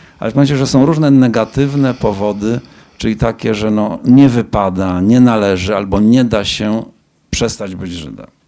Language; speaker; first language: Polish; native; Polish